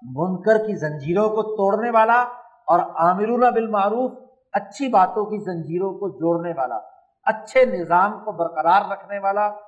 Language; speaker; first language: Urdu; non-native, local second language; Punjabi